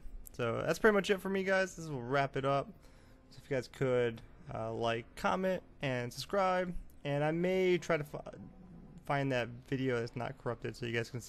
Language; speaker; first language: English; native; English